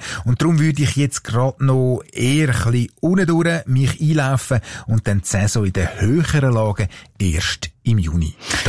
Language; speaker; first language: German; native; German